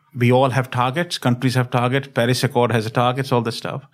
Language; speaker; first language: English; non-native, local second language; Hindi